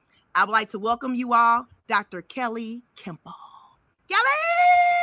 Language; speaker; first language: English; native; English